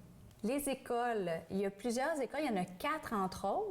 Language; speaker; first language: French; native; French